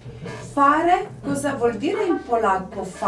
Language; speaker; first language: Italian; non-native, fluent; Polish